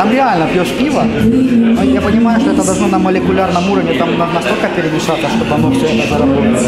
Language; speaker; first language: Russian; native; Russian